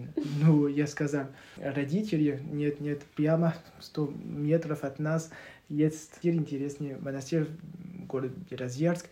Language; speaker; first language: Russian; non-native, learner; French